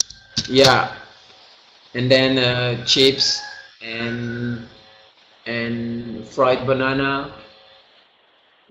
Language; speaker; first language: English; non-native, learner; Indonesian